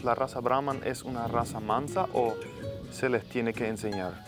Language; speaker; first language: Spanish; native; Spanish